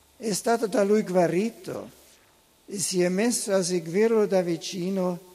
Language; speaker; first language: Italian; non-native, fluent; German